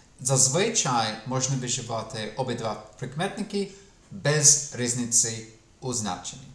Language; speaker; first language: Ukrainian; non-native, fluent; English